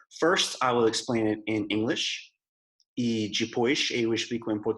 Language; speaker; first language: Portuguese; non-native, fluent; English